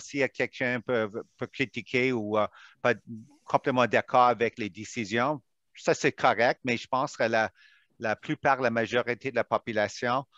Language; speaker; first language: French; non-native, local second language; English